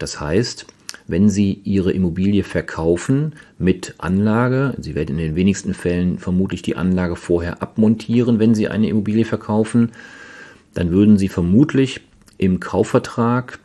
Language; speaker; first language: German; native; German